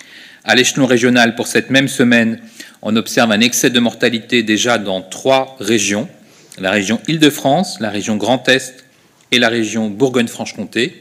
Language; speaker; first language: French; native; French